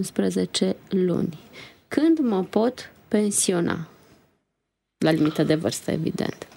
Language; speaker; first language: Romanian; native; Romanian